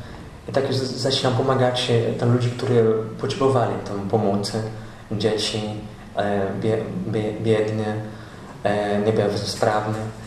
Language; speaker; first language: Polish; non-native, learner; Portuguese